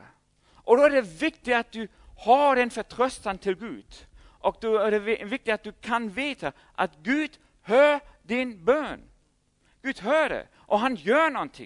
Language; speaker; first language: Swedish; non-native, fluent; German